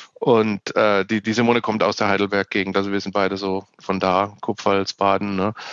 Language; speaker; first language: German; native; German